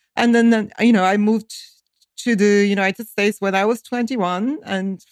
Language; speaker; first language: English; non-native, fluent; Turkish